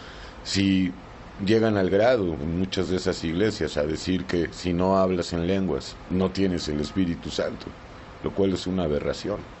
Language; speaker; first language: Spanish; native; Spanish